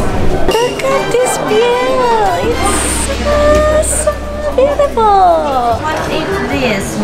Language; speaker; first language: English; non-native, learner; Japanese